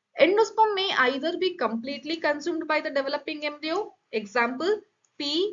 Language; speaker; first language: English; non-native, local second language; Kannada